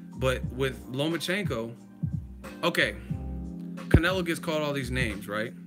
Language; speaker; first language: English; native; English